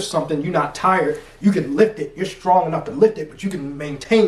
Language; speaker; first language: English; native; English